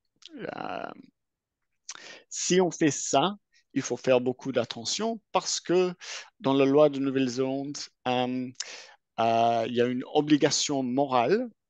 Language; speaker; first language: French; non-native, fluent; English